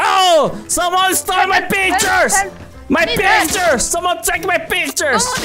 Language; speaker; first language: English; non-native, learner; Portuguese